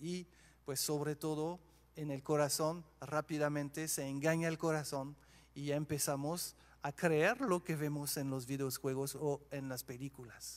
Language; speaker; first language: Spanish; non-native, fluent; French